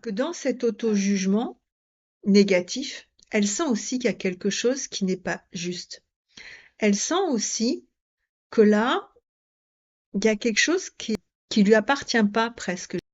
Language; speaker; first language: French; native; French